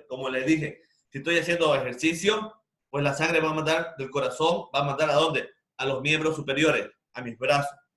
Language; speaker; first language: Spanish; native; Spanish